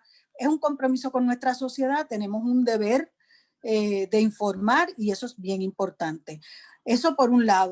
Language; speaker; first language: Spanish; native; Spanish